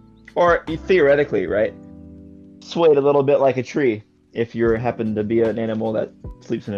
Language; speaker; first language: English; native; English